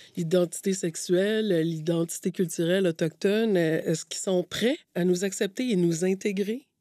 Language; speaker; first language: French; native; French